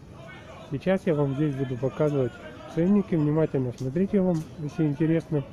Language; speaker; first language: Russian; native; Russian